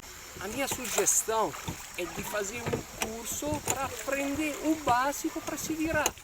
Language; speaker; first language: Portuguese; non-native, fluent; Italian